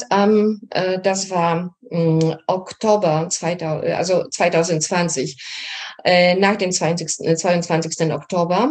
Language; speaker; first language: German; non-native, fluent; Polish